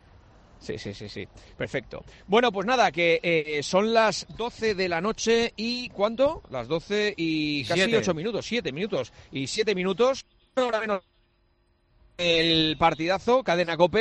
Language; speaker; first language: Spanish; native; Spanish